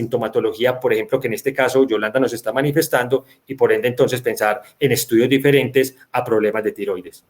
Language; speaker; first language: Spanish; native; Spanish